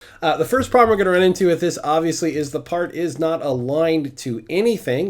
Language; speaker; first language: English; native; English